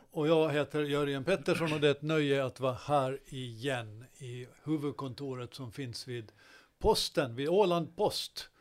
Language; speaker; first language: Swedish; native; Swedish